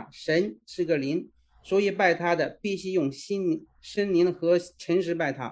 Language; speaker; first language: Chinese; native; Chinese